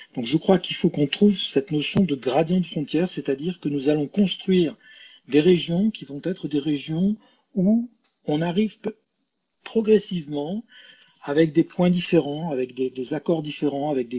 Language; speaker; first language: French; native; French